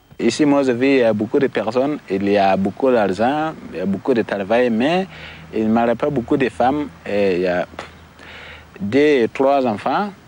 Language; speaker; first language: French; non-native, local second language; Mossi